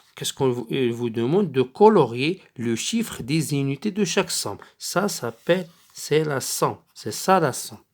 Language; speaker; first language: French; non-native, local second language; Arabic